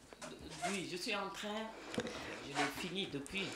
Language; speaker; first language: French; non-native, local second language; Wolof